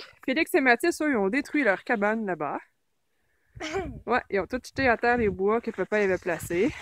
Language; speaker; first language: French; native; French